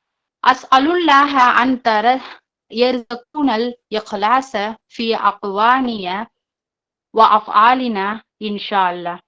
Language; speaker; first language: Arabic; non-native, learner; Tamil